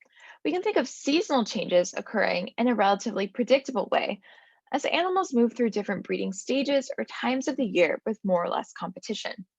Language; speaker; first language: English; native; English